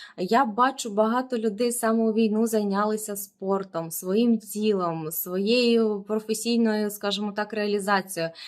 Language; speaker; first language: Ukrainian; non-native, local second language; Russian